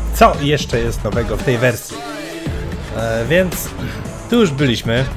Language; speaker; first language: Polish; native; Polish